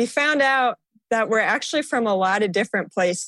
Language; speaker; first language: English; native; English